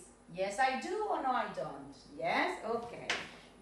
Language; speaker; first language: English; non-native, fluent; Spanish